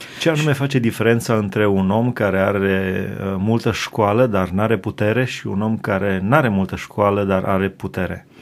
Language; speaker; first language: Romanian; native; Romanian